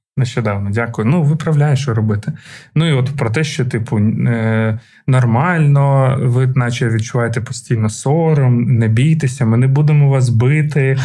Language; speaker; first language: Ukrainian; non-native, local second language; Russian